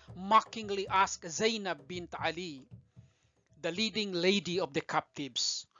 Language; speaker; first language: English; non-native, local second language; Maguindanaon